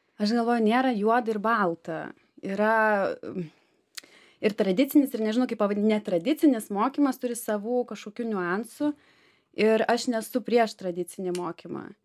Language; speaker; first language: Lithuanian; native; Lithuanian